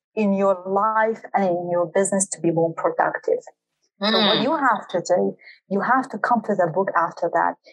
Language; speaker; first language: English; non-native, fluent; Kurdish